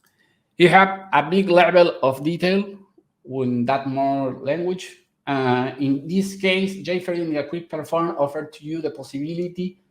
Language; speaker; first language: English; non-native, fluent; Spanish